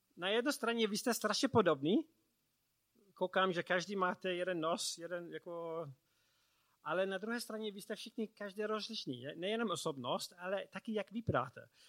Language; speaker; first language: Czech; non-native, learner; English